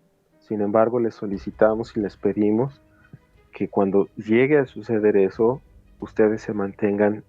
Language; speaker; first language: Spanish; native; Spanish